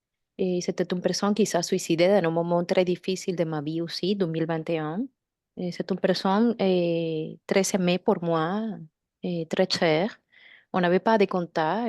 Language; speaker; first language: French; non-native, learner; Spanish